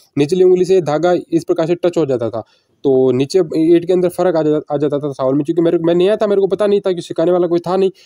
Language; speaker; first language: Hindi; native; Hindi